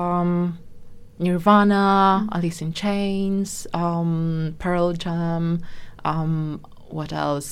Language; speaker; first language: English; non-native, fluent; Polish